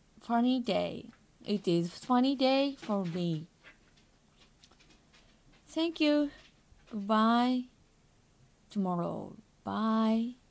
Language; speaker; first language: English; non-native, learner; Japanese